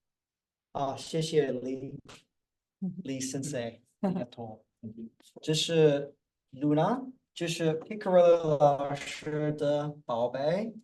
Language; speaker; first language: Chinese; non-native, fluent; English